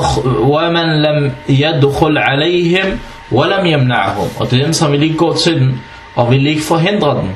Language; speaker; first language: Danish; early bilingual, other home language; Arabic